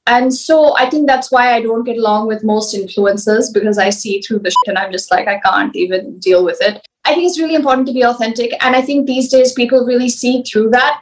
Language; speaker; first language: English; early bilingual, other home language; Hindi